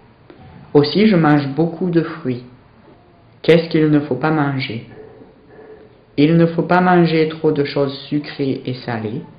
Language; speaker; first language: French; non-native, learner; English